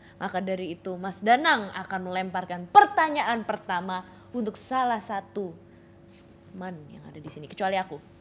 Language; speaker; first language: Indonesian; native; Indonesian